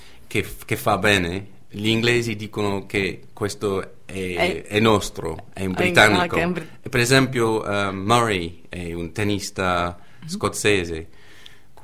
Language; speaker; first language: Italian; non-native, fluent; English